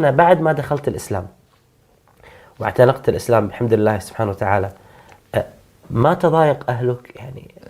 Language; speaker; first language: Arabic; native; Arabic